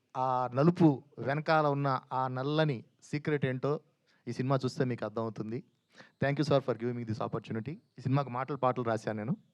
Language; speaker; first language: Telugu; native; Telugu